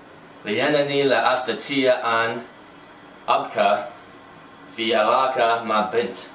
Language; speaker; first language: Arabic; non-native, learner; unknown